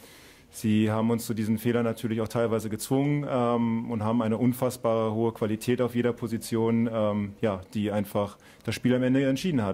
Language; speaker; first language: German; native; German